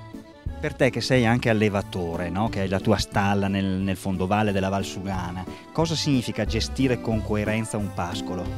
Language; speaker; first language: Italian; native; Italian